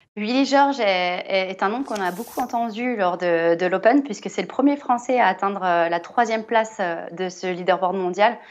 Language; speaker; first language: French; native; French